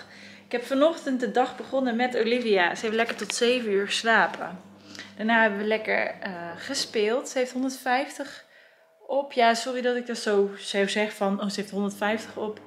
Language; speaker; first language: Dutch; native; Dutch